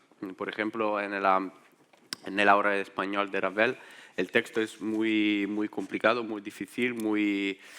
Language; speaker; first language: Spanish; non-native, fluent; Italian